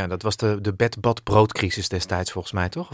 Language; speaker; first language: Dutch; native; Dutch